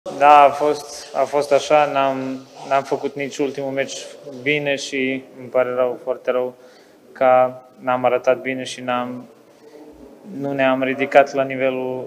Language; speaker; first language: Romanian; non-native, fluent; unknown